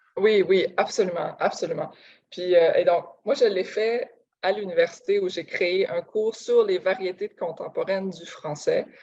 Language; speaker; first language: French; native; French